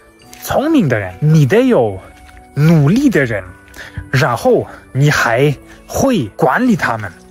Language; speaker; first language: Chinese; non-native, fluent; German